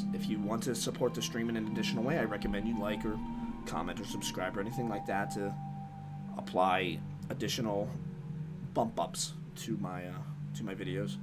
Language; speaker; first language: English; native; English